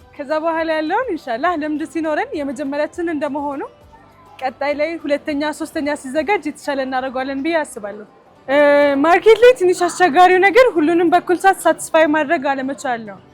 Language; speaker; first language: Amharic; native; Amharic